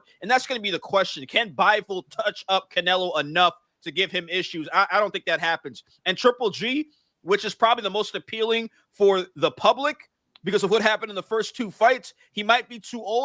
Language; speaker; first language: English; native; English